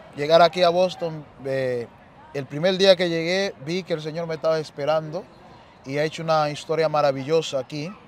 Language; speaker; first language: Spanish; native; Spanish